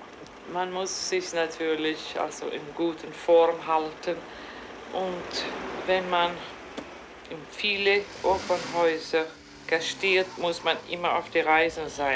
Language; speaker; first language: German; non-native, fluent; Swedish